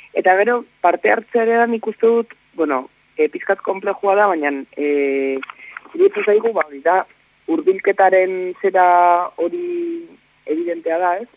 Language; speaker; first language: Basque; native; Basque